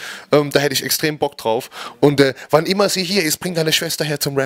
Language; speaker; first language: German; native; German